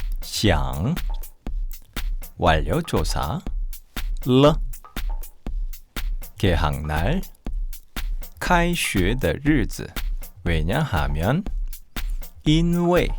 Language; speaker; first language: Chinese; non-native, fluent; Korean